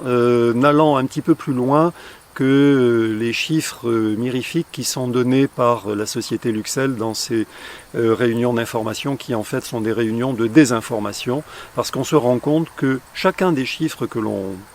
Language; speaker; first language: French; native; French